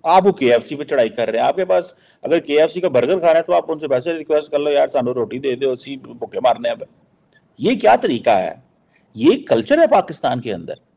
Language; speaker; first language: Urdu; non-native, local second language; Punjabi